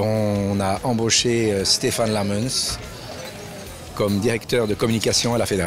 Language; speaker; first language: French; native; French